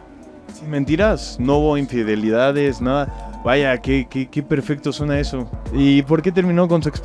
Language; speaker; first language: Spanish; native; Spanish